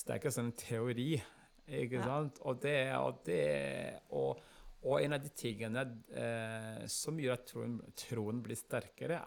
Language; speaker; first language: Norwegian; non-native, fluent; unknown